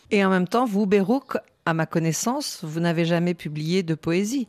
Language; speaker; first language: French; native; French